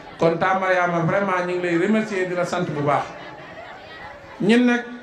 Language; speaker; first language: Wolof; native; Wolof